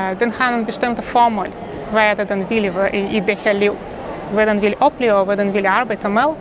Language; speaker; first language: Danish; non-native, fluent; Russian